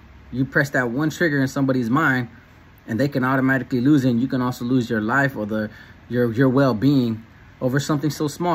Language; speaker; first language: English; native; English